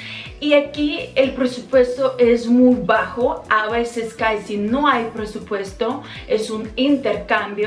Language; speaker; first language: Spanish; non-native, fluent; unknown